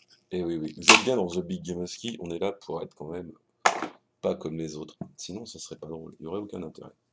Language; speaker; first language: French; native; French